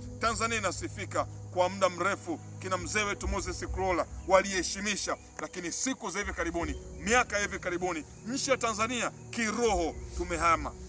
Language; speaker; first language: Swahili; native; Swahili